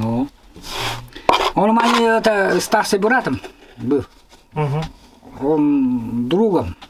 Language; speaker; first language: Russian; non-native, local second language; Yakut